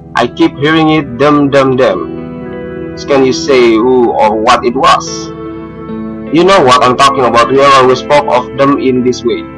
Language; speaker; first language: English; non-native, learner; Indonesian